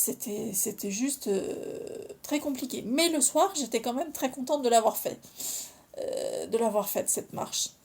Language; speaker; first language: French; native; French